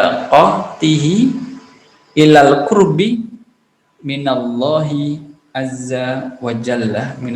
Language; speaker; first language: Arabic; non-native, fluent; Indonesian